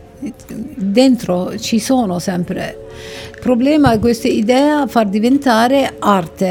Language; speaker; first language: Italian; non-native, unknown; Turkish